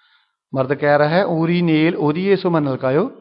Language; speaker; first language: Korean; non-native, fluent; Urdu